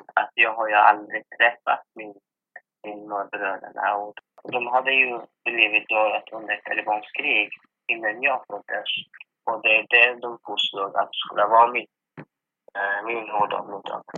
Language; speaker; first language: Swedish; non-native, fluent; Persian